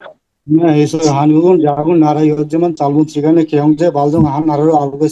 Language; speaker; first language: Korean; non-native, learner; Bangla